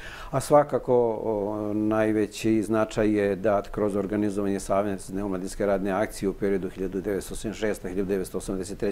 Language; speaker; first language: Serbian; native; Serbian